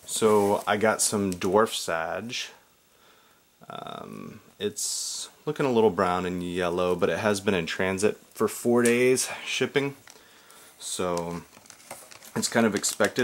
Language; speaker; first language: English; native; English